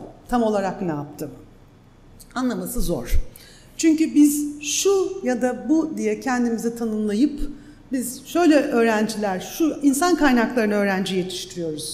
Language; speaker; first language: Turkish; native; Turkish